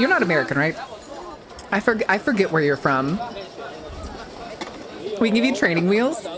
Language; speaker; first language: English; native; English